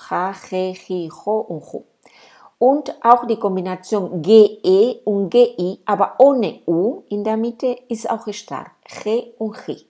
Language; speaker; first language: German; non-native, fluent; Spanish